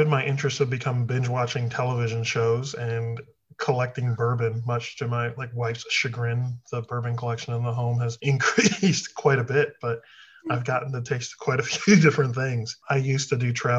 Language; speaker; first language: English; native; English